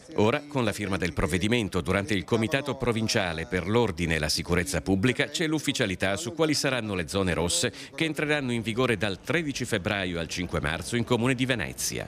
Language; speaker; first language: Italian; native; Italian